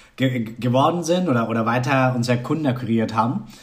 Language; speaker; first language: German; non-native, fluent; Spanish